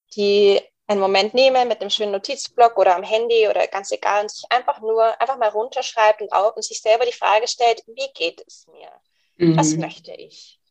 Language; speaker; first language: German; non-native, fluent; English